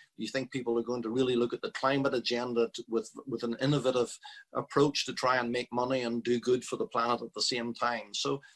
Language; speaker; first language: English; native; English